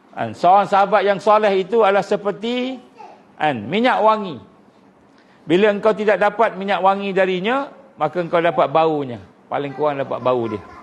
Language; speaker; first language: Malay; native; Malay